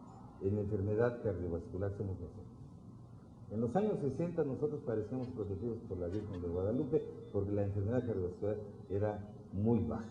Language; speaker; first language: Spanish; native; Spanish